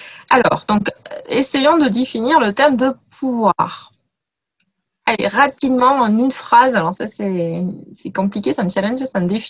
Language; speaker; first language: French; native; French